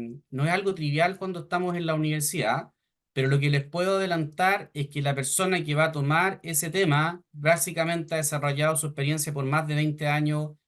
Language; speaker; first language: Spanish; native; Spanish